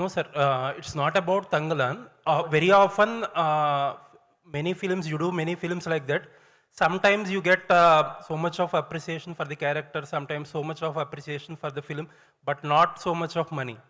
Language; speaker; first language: English; non-native, local second language; Telugu